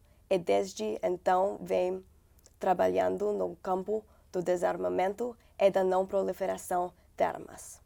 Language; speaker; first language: Portuguese; non-native, learner; English